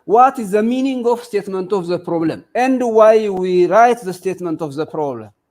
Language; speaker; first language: English; non-native, local second language; Amharic